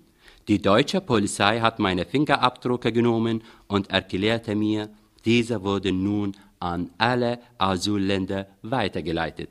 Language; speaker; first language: German; non-native, fluent; Arabic